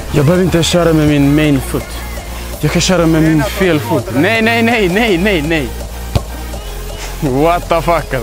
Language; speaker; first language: Swedish; native; Swedish